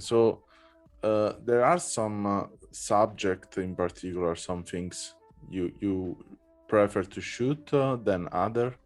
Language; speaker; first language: English; non-native, fluent; Italian